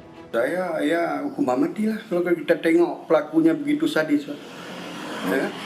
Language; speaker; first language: Indonesian; non-native, local second language; Achinese